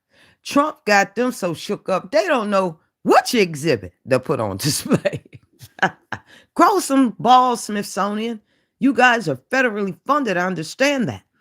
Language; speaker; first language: English; native; English